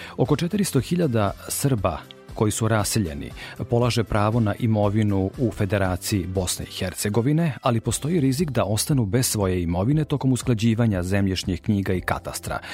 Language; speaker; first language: Serbian; native; Serbian